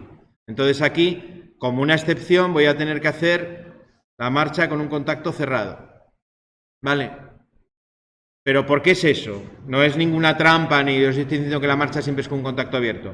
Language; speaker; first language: Spanish; native; Spanish